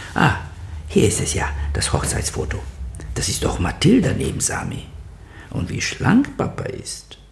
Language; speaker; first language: German; non-native, fluent; Bulgarian